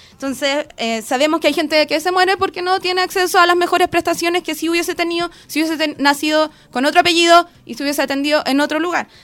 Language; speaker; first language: Spanish; native; Spanish